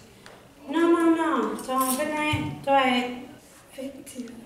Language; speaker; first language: French; non-native, learner; Danish